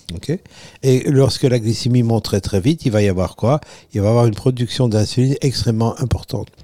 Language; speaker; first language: French; non-native, fluent; Italian